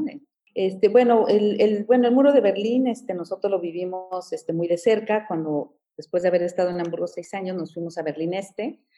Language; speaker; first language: Spanish; early bilingual, heritage; Spanish